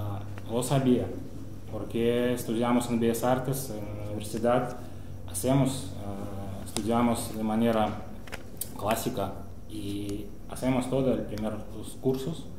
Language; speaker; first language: Spanish; non-native, fluent; Russian